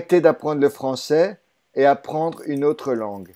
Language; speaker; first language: French; native; French